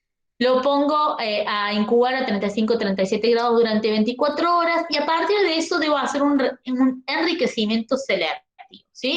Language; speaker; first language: Spanish; native; Spanish